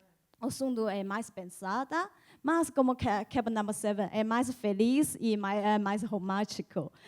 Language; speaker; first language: Portuguese; non-native, learner; Chinese